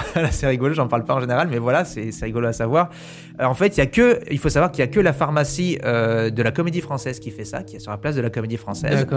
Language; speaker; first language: French; native; French